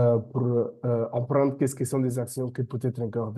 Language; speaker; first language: French; non-native, fluent; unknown